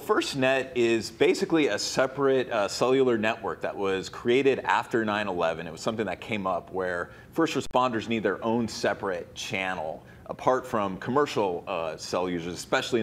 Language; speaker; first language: English; native; English